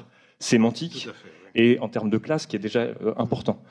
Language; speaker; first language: French; native; French